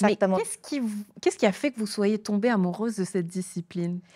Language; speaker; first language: French; native; French